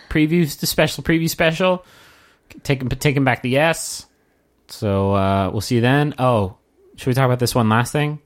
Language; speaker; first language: English; native; English